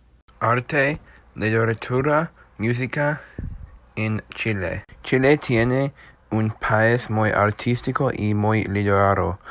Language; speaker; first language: Spanish; non-native, learner; English